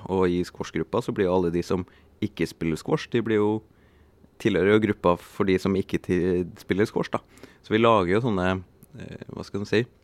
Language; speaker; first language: Norwegian; native; Norwegian